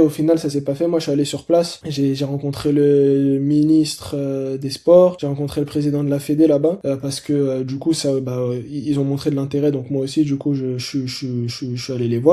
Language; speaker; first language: French; native; French